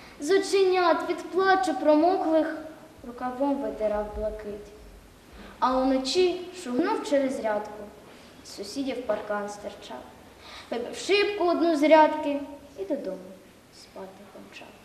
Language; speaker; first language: Ukrainian; native; Ukrainian